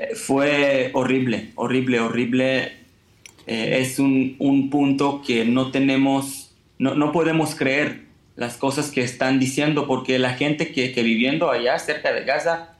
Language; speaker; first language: Spanish; non-native, fluent; Hebrew